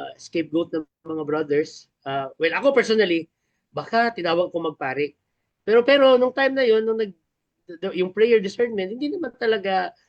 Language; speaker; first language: Filipino; non-native, local second language; Cebuano